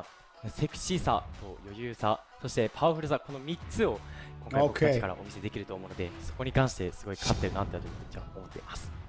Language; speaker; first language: Japanese; native; Japanese